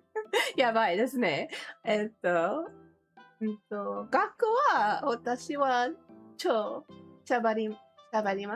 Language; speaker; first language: Japanese; non-native, learner; English